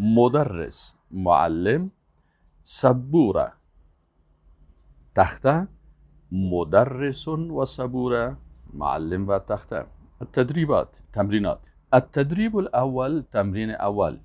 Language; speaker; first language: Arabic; non-native, fluent; Persian